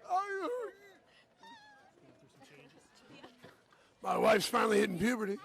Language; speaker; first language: English; native; English